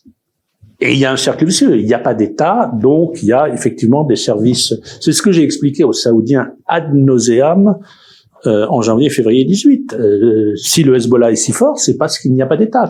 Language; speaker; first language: French; native; French